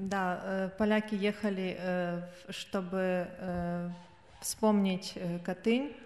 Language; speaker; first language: Polish; non-native, learner; Russian